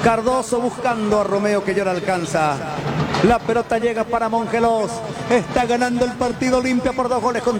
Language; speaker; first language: Spanish; native; Spanish